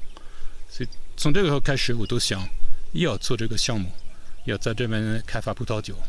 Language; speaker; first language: Chinese; non-native, fluent; French